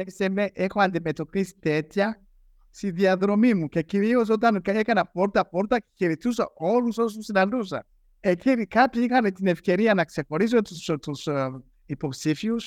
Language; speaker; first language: Greek; non-native, fluent; Rundi